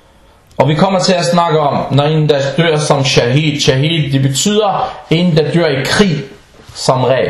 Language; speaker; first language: Danish; non-native, fluent; Arabic